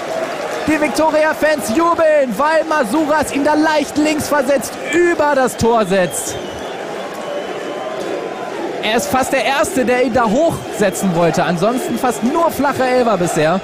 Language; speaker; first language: German; native; German